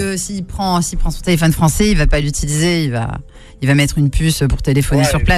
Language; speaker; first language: French; native; French